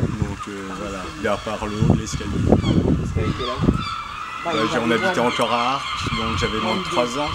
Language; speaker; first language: French; native; French